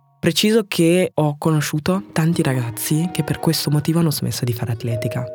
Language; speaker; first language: Italian; early bilingual, other home language; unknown